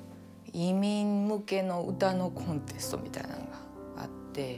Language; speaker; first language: Japanese; native; Japanese